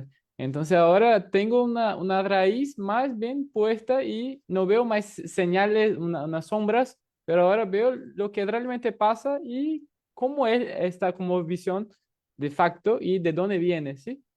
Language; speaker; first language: Spanish; non-native, fluent; Portuguese